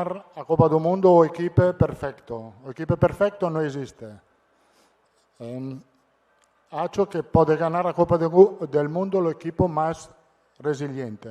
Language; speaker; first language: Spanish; non-native, fluent; Italian